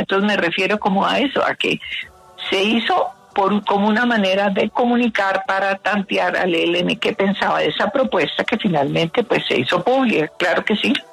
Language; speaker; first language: Spanish; native; Spanish